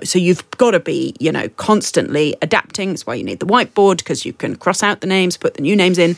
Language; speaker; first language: English; native; English